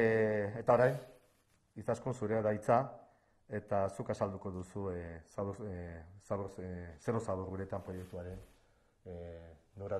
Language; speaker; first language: Basque; native; Basque